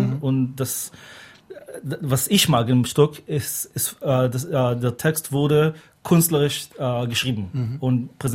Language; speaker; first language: German; non-native, fluent; Hebrew